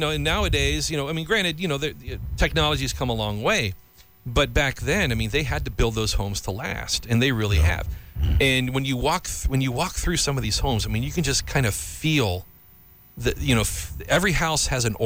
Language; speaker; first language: English; native; English